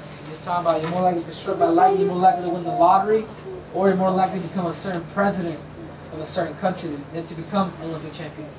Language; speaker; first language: English; early bilingual, other home language; Spanish